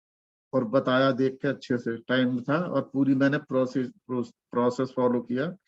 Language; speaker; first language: Hindi; native; Hindi